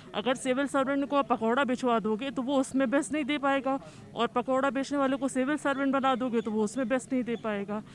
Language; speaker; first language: Hindi; native; Hindi